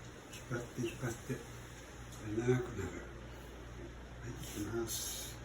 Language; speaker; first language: Japanese; non-native, learner; English